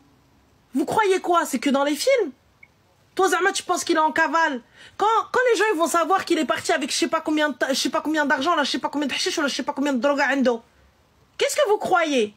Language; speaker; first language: French; native; French